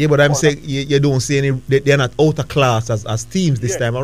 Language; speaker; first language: English; native; English